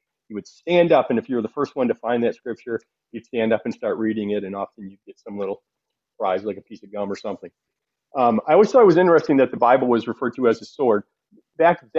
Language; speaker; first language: English; native; English